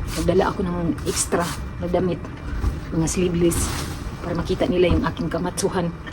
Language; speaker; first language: Filipino; non-native, local second language; Cebuano